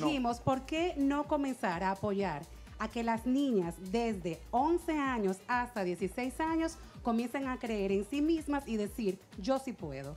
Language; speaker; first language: Spanish; native; Spanish